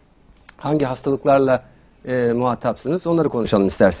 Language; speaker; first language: Turkish; native; Turkish